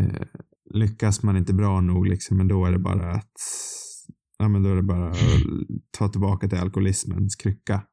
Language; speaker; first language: Swedish; native; Swedish